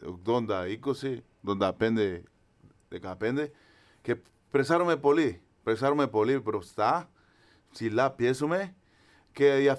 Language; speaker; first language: Greek; non-native, fluent; Spanish